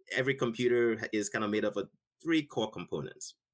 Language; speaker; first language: English; non-native, local second language; Igbo